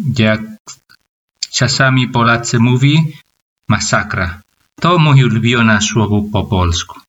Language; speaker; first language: Polish; non-native, learner; Spanish